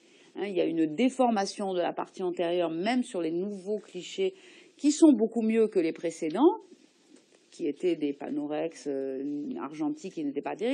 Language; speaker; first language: French; native; French